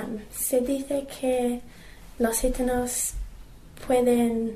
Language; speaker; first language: Spanish; non-native, learner; English